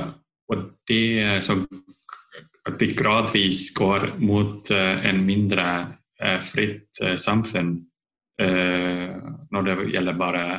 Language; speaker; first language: Norwegian; non-native, fluent; Estonian